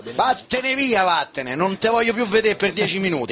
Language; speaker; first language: Italian; native; Italian